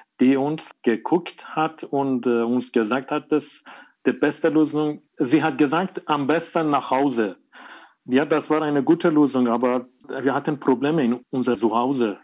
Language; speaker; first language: German; non-native, learner; Persian